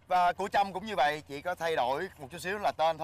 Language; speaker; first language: Vietnamese; native; Vietnamese